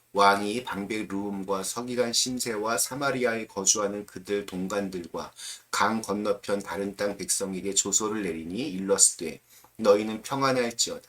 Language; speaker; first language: Korean; native; Korean